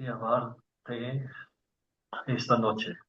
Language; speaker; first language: Spanish; non-native, learner; English